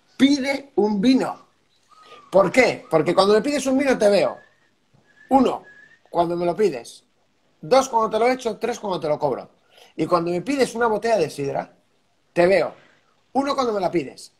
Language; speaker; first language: Spanish; native; Spanish